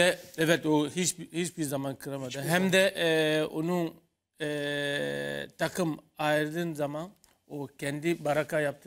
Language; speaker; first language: Turkish; non-native, learner; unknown